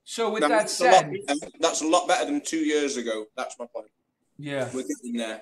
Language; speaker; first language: English; native; English